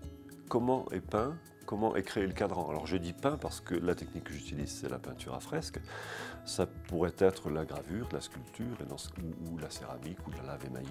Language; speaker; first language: French; native; French